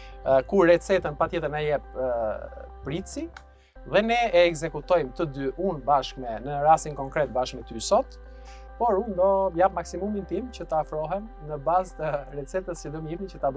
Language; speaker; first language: Albanian; native; Albanian